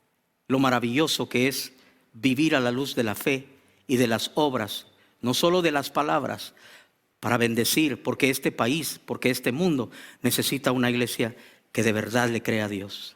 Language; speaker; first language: Spanish; native; Spanish